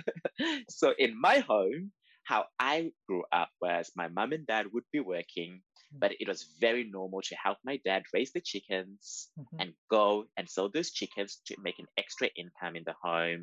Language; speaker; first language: English; native; English